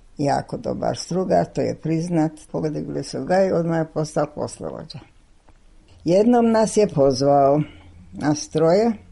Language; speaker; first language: Serbian; non-native, local second language; Hungarian